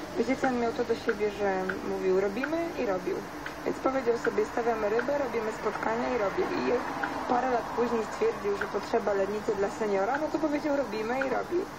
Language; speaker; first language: Polish; native; Polish